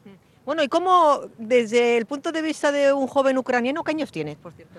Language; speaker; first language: Spanish; native; Spanish